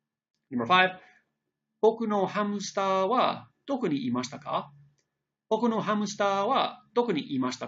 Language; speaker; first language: Japanese; non-native, fluent; English